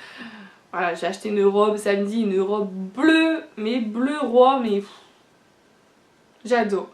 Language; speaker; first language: French; native; French